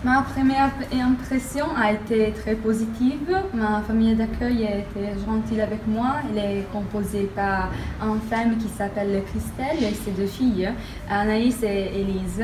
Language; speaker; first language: French; non-native, learner; Italian